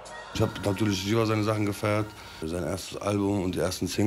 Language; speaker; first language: German; early bilingual, other home language; Kurdish